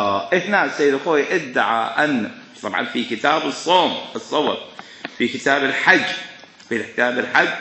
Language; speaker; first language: Arabic; native; Arabic